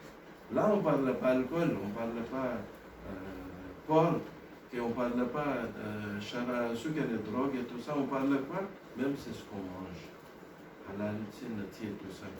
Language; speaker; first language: French; non-native, local second language; Gujarati